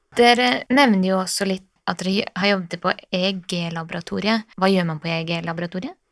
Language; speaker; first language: Norwegian; native; Norwegian